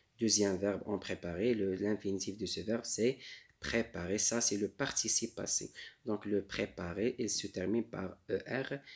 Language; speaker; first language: French; non-native, local second language; Arabic